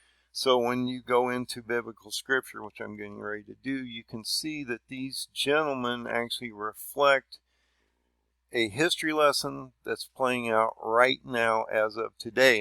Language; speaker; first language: English; native; English